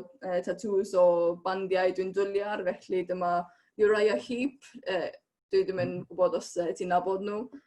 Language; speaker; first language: Welsh; non-native, fluent; Estonian